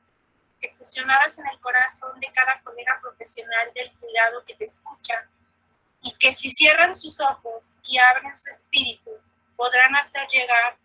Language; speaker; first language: Spanish; native; Spanish